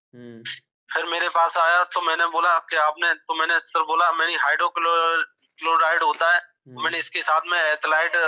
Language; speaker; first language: Hindi; native; Hindi